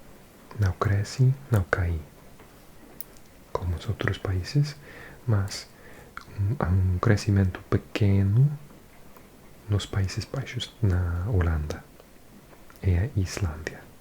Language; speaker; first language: Portuguese; non-native, learner; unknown